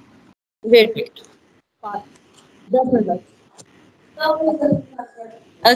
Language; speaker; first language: English; non-native, learner; Hindi